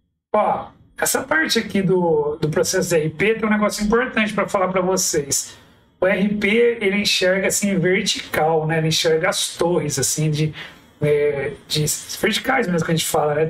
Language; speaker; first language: Portuguese; native; Portuguese